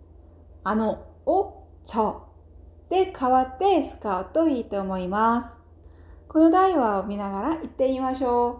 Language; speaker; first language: Japanese; non-native, fluent; Korean